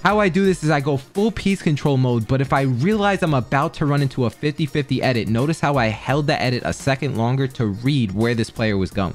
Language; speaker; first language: English; native; English